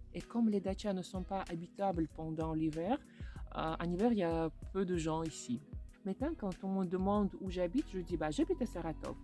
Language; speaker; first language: French; non-native, fluent; Russian